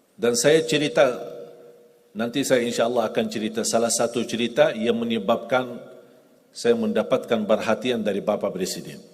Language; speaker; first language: Indonesian; non-native, fluent; Arabic